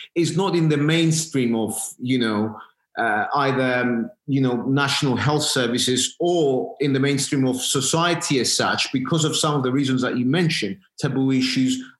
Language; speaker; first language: English; non-native, fluent; Greek